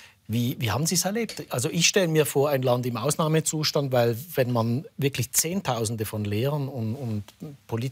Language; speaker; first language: German; native; German